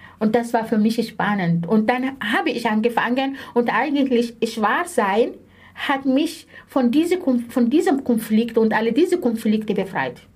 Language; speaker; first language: German; non-native, fluent; Arabic